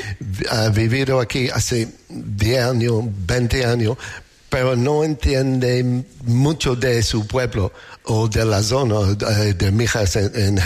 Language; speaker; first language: Spanish; non-native, learner; English